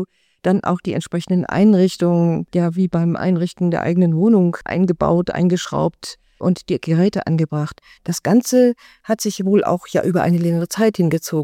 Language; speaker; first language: German; native; German